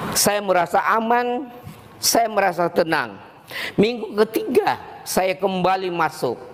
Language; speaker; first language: Indonesian; native; Indonesian